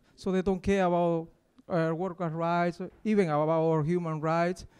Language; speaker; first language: English; non-native, fluent; Spanish